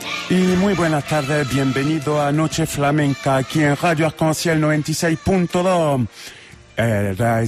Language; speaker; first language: Spanish; native; Spanish